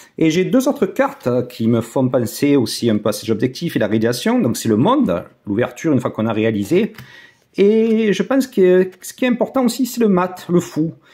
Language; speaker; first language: French; native; French